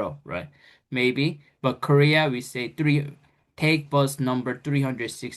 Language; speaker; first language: English; non-native, fluent; Korean